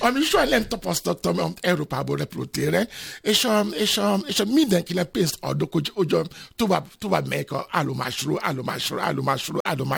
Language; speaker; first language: Hungarian; non-native, fluent; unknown